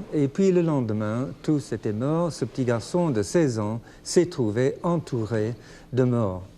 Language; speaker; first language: French; non-native, fluent; English